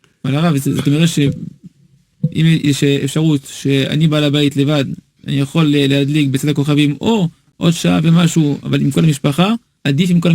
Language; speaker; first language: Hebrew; non-native, fluent; French